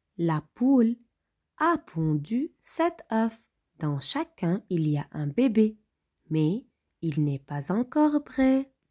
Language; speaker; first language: French; native; French